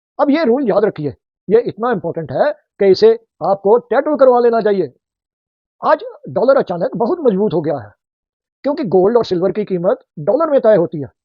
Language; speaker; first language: Hindi; native; Hindi